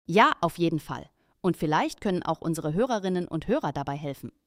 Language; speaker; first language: German; native; German